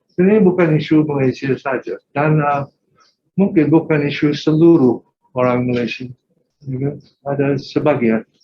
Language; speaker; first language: Malay; non-native, fluent; English